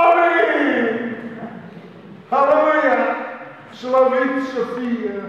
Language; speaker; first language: Romanian; non-native, learner; English